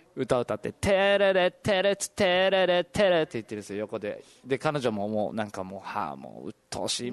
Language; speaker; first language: Japanese; native; Japanese